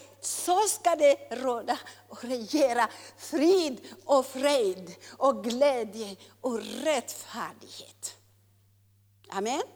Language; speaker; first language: Swedish; non-native, fluent; Tigrinya